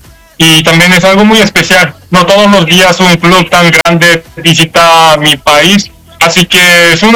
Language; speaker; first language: Spanish; non-native, learner; Korean